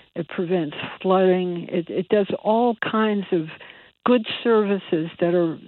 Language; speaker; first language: English; native; English